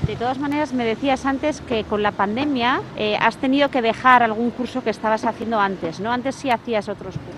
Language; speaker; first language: Spanish; native; Spanish